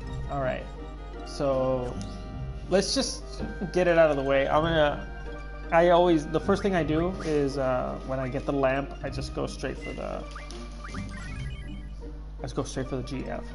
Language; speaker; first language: English; early bilingual, other home language; Spanish